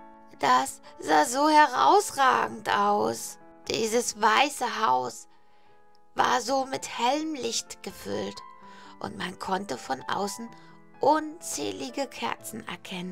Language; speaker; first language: German; native; German